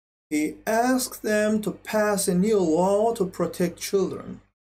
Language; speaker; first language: English; non-native, fluent; Azerbaijani